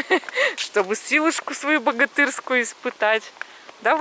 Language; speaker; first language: Russian; native; Russian